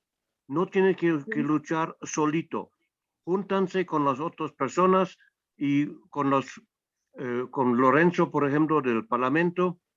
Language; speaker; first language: Spanish; non-native, fluent; German